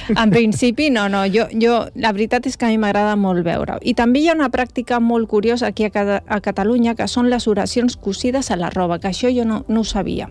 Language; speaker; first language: Catalan; non-native, local second language; Spanish